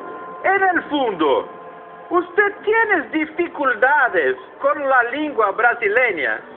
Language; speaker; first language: Spanish; non-native, learner; Portuguese